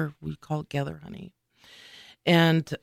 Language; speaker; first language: English; native; English